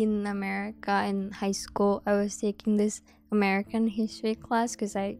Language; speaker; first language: English; non-native, fluent; Japanese